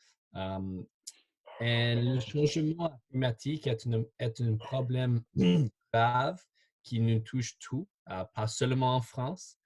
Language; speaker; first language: French; non-native, fluent; English